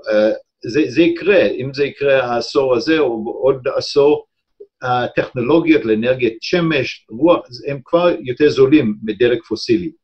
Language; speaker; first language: Hebrew; non-native, fluent; English